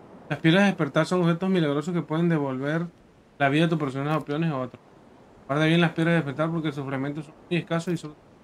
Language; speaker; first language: Spanish; native; Spanish